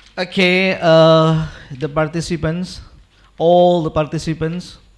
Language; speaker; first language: English; non-native, local second language; Indonesian